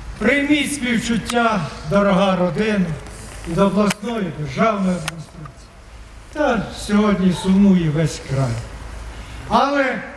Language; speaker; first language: Ukrainian; native; Ukrainian